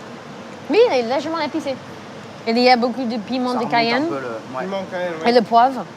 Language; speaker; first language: French; non-native, fluent; English